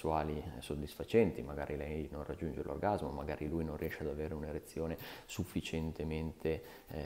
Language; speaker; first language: Italian; native; Italian